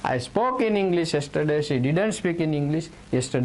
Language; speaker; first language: English; non-native, local second language; Gujarati